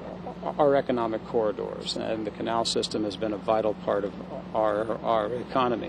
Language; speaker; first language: English; native; English